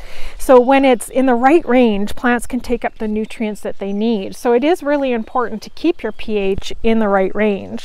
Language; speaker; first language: English; native; English